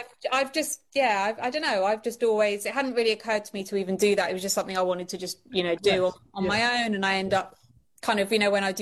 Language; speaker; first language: English; native; English